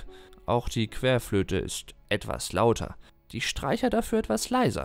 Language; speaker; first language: German; native; German